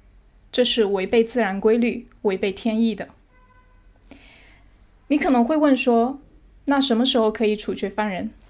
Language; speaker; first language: Chinese; native; Chinese